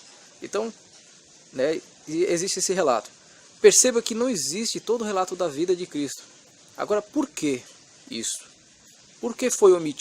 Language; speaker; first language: Portuguese; native; Portuguese